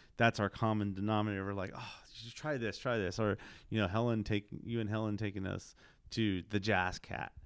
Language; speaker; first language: English; early bilingual, other home language; Spanish